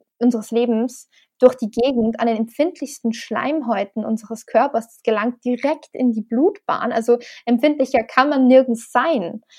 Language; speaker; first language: German; native; German